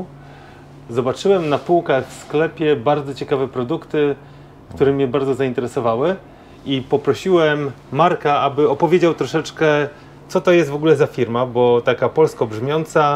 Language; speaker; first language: Polish; native; Polish